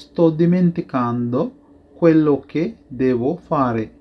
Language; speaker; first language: Italian; non-native, fluent; Sinhala